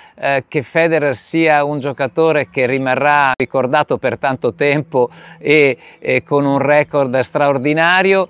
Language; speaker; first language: Italian; native; Italian